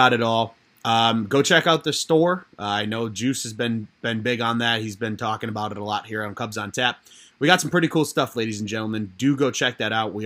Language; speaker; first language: English; native; English